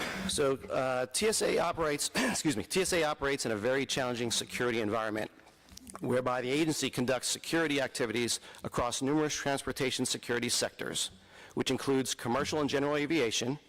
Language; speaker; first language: English; native; English